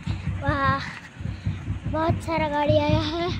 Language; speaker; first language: Hindi; non-native, local second language; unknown